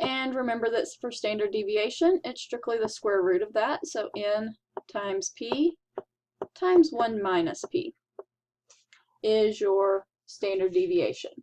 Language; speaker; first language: English; native; English